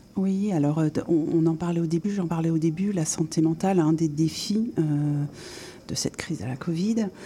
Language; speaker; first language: French; native; French